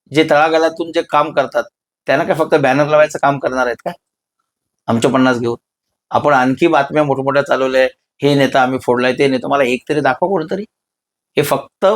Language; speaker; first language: Marathi; native; Marathi